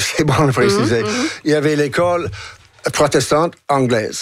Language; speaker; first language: French; non-native, local second language; English